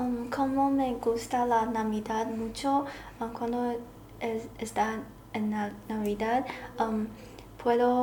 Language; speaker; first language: Spanish; non-native, learner; Chinese